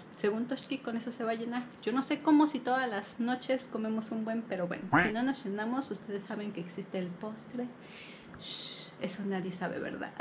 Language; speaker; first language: Spanish; native; Spanish